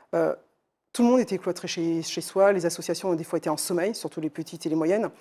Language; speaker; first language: French; native; French